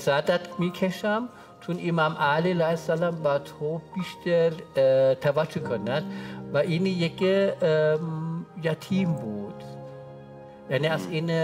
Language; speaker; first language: Persian; non-native, learner; German